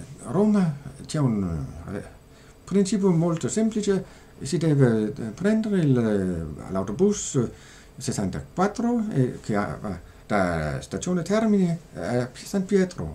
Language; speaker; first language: Italian; non-native, learner; Danish